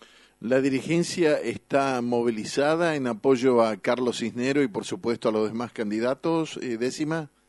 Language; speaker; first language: Spanish; native; Spanish